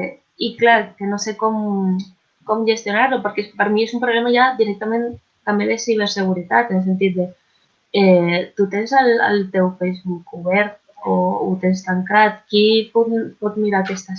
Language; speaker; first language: Catalan; non-native, local second language; Spanish